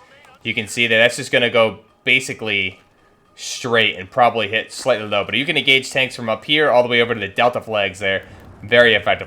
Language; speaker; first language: English; native; English